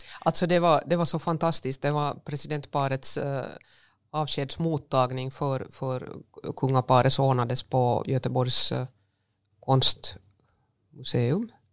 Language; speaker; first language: Swedish; native; Swedish